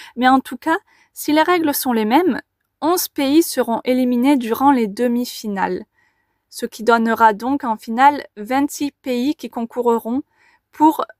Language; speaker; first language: French; native; French